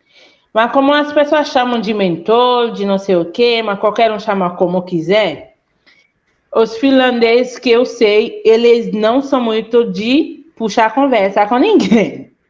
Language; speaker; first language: Portuguese; non-native, fluent; Haitian Creole